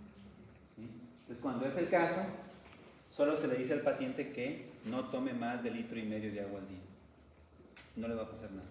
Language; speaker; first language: Spanish; native; Spanish